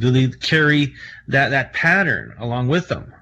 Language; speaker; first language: English; native; English